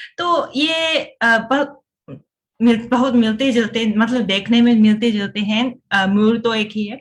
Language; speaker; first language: Hindi; non-native, fluent; Japanese